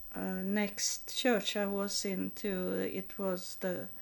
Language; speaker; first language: English; non-native, learner; Swedish